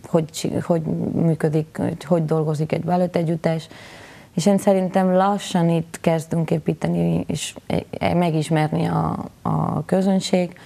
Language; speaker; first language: Hungarian; non-native, learner; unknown